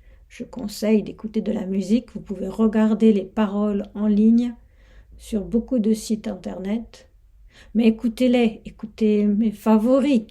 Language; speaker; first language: French; non-native, fluent; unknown